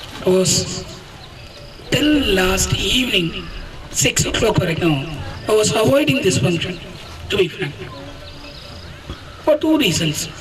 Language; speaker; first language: English; non-native, local second language; Tamil